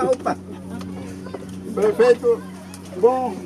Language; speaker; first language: Portuguese; non-native, local second language; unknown